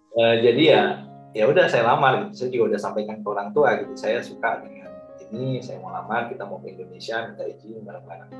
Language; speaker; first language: Indonesian; native; Indonesian